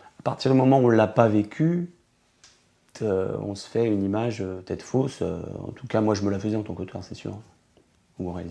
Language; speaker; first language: French; native; French